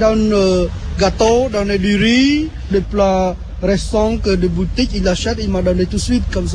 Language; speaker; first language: French; non-native, learner; Khmer